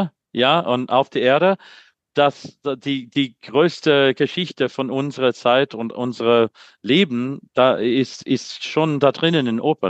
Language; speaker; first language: German; non-native, learner; English